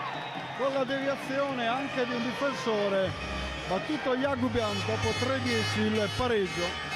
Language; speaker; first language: Italian; native; Italian